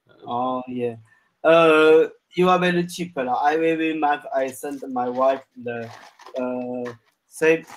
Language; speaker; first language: English; non-native, learner; Chinese